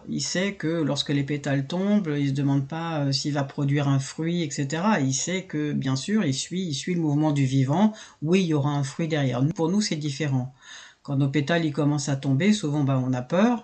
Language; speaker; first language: French; native; French